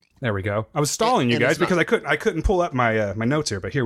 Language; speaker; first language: English; native; English